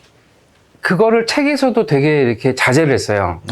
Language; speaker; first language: Korean; native; Korean